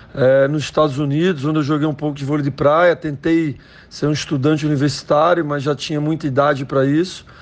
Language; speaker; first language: Portuguese; native; Portuguese